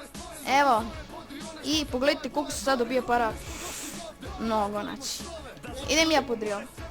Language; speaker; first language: Croatian; native; Croatian